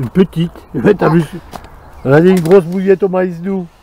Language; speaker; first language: French; native; French